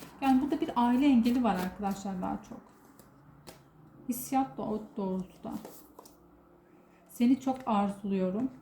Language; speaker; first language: Turkish; native; Turkish